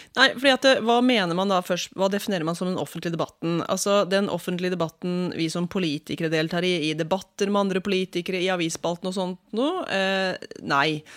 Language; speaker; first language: Norwegian; native; Norwegian